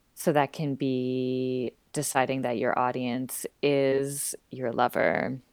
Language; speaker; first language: English; native; English